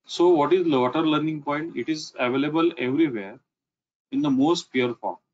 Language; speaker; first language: English; non-native, local second language; Marathi